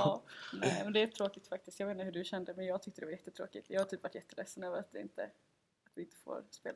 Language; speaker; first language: Swedish; native; Swedish